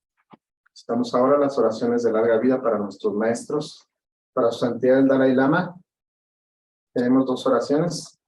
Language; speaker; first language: Spanish; native; Spanish